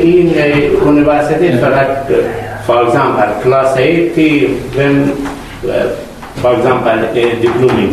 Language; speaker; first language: Danish; non-native, learner; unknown